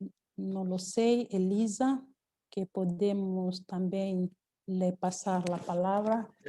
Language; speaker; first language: Spanish; non-native, learner; Portuguese